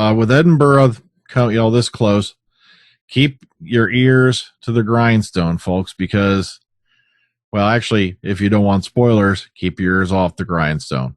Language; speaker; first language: English; native; English